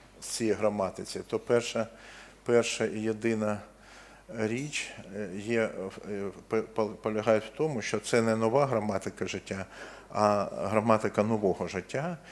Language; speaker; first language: Ukrainian; non-native, local second language; Russian